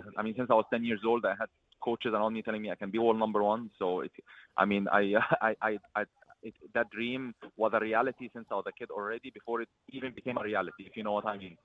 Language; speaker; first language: English; early bilingual, other home language; Arabic